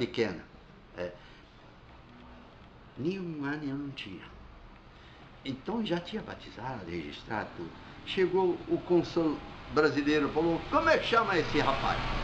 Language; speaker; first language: Portuguese; non-native, fluent; Arabic